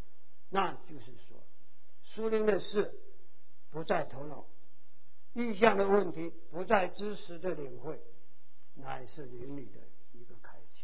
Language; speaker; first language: Chinese; native; Chinese